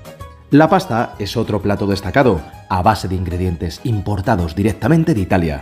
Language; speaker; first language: Spanish; native; Spanish